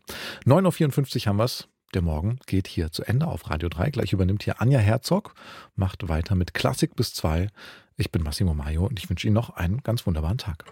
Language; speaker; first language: German; native; German